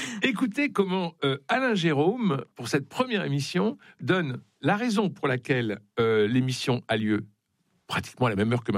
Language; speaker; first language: French; native; French